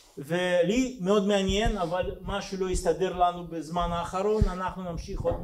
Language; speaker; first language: Hebrew; non-native, fluent; Russian